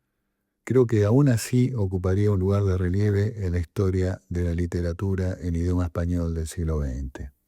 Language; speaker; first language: Spanish; native; Spanish